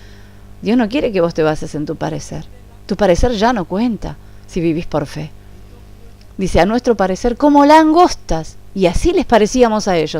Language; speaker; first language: Spanish; native; Spanish